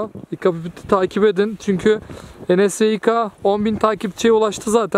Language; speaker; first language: Turkish; native; Turkish